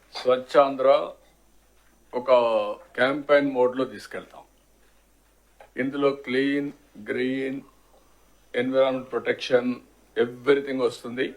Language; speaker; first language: Telugu; native; Telugu